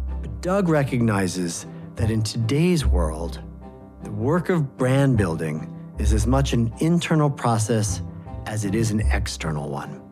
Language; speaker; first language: English; native; English